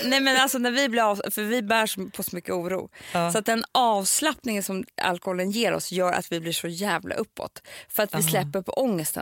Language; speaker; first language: Swedish; native; Swedish